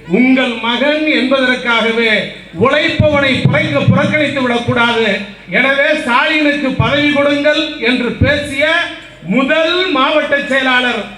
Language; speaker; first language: Tamil; native; Tamil